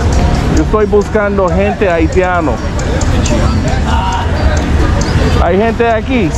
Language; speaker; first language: Spanish; non-native, learner; English